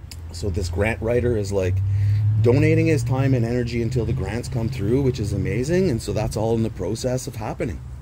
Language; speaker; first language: English; native; English